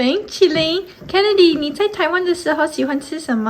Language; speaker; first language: Chinese; non-native, fluent; English